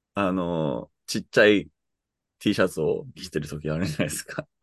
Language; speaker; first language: Japanese; non-native, fluent; English